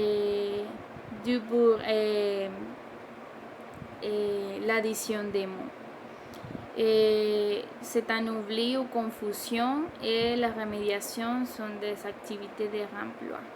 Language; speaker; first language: French; non-native, learner; Spanish